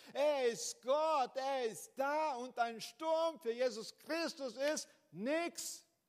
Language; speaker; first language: German; non-native, fluent; Portuguese